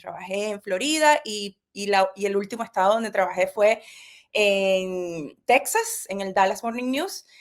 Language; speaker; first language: Spanish; native; Spanish